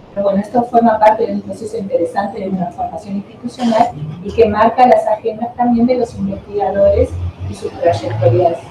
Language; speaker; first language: Spanish; native; Spanish